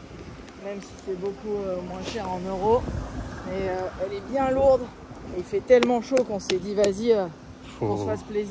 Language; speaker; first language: French; native; French